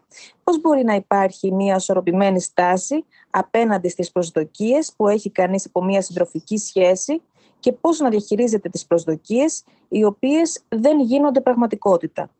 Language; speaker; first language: Greek; native; Greek